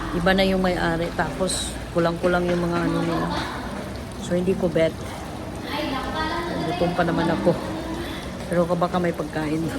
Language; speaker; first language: Filipino; non-native, local second language; Cebuano